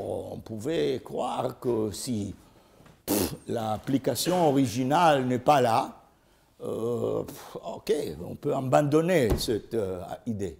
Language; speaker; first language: French; non-native, learner; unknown